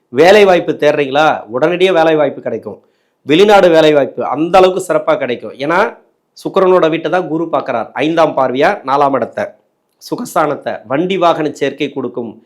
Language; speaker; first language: Tamil; native; Tamil